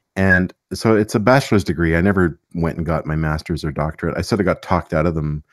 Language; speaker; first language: English; native; English